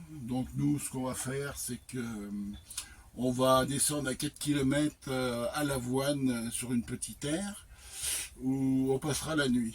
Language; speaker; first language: French; native; French